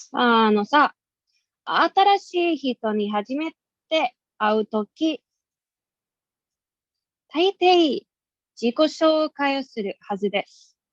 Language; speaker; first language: Japanese; non-native, learner; English